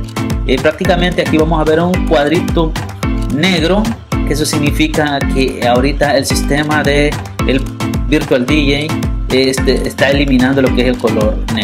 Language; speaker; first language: Spanish; native; Spanish